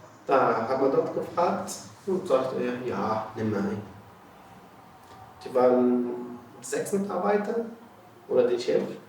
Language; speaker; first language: German; non-native, learner; Arabic